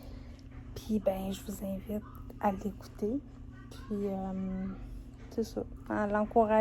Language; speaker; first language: French; native; French